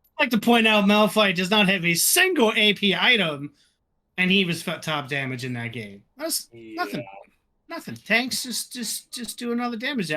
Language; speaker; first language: English; native; English